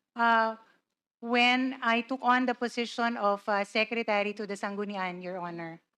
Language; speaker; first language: English; non-native, local second language; Cebuano